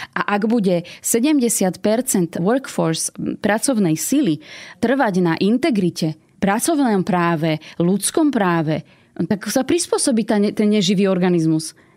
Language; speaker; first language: Slovak; native; Slovak